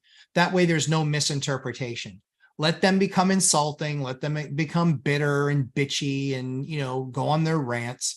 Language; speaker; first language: English; native; English